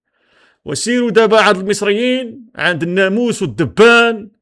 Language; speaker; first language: Arabic; native; Arabic